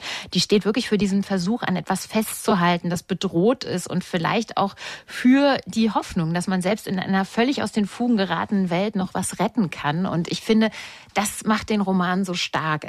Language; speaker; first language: German; native; German